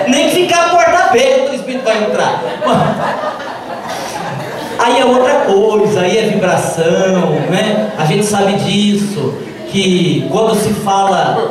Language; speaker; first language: Portuguese; native; Portuguese